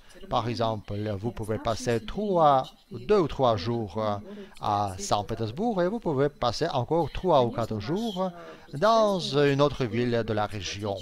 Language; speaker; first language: French; non-native, fluent; Russian